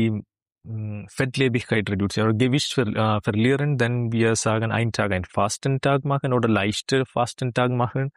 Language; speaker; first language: German; non-native, learner; Malayalam